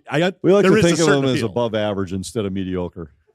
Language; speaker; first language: English; native; English